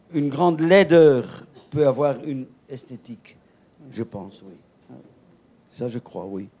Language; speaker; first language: French; native; French